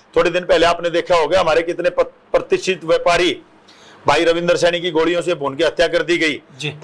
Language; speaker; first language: Hindi; native; Hindi